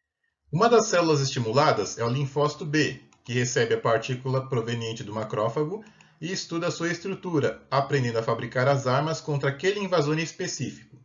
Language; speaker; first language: Portuguese; native; Portuguese